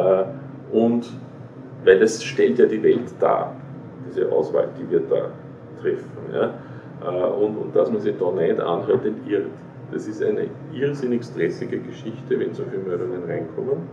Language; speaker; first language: German; native; German